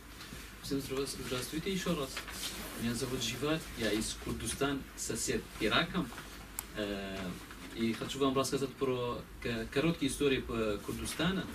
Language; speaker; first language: Russian; non-native, learner; Kurdish